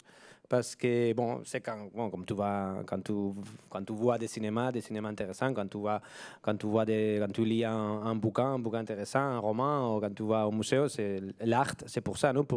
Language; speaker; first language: French; non-native, fluent; Spanish